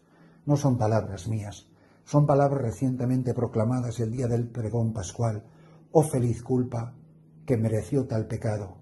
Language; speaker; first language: Spanish; native; Spanish